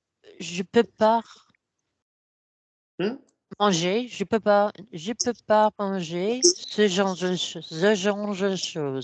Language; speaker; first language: French; non-native, learner; English